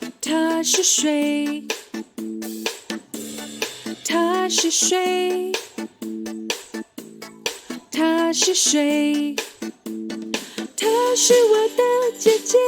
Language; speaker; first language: Chinese; non-native, fluent; Thai